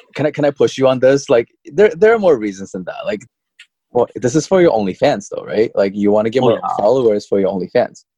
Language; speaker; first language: English; early bilingual, other home language; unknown